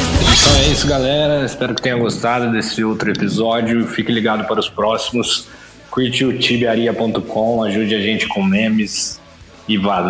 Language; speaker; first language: Portuguese; native; Portuguese